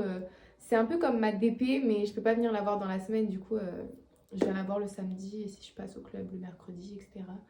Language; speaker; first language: French; native; French